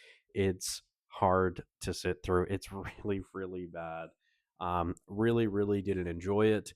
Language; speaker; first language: English; native; English